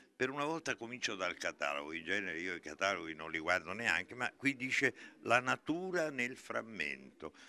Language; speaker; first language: Italian; native; Italian